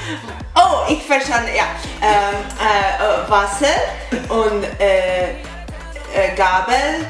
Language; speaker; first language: German; non-native, learner; Latvian